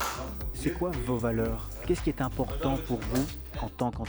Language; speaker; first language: French; native; French